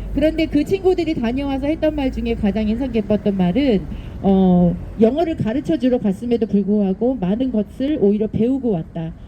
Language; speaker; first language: Korean; native; Korean